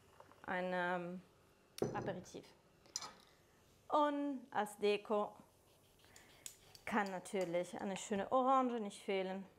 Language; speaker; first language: German; non-native, fluent; Italian